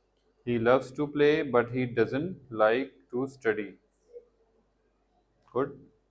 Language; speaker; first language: English; non-native, fluent; Hindi